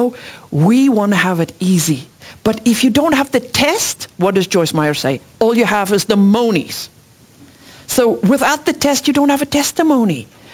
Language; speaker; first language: English; non-native, local second language; Afrikaans